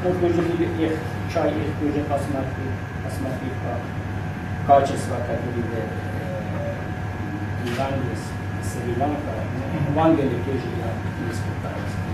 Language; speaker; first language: Russian; non-native, learner; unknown